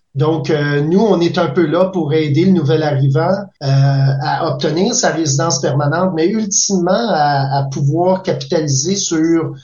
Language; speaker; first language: French; native; French